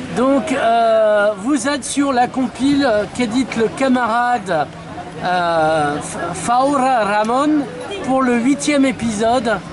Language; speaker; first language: French; native; French